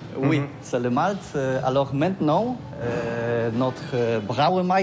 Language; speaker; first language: French; non-native, learner; Polish